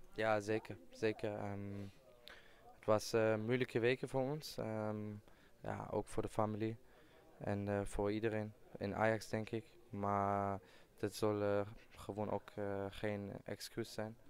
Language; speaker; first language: Dutch; non-native, fluent; German